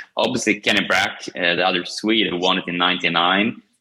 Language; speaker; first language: English; non-native, fluent; Swedish